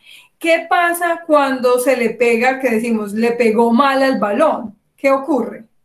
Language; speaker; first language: Spanish; native; Spanish